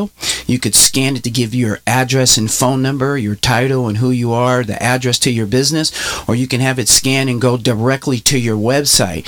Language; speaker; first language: English; native; English